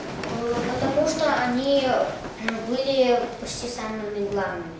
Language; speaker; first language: Russian; native; Russian